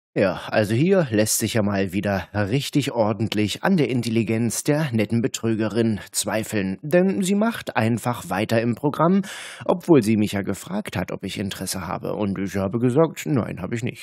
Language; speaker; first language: German; native; German